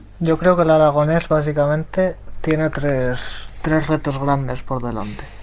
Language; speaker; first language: Spanish; native; Spanish